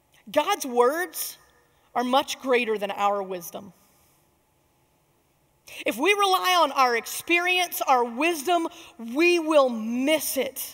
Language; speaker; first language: English; native; English